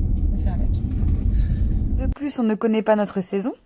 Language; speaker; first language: French; native; French